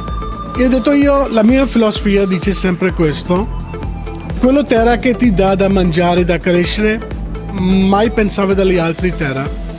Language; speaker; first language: Italian; non-native, learner; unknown